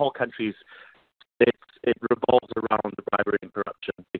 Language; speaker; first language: English; native; English